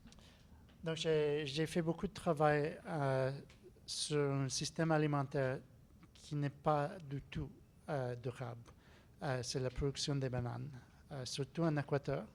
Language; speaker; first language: French; non-native, learner; English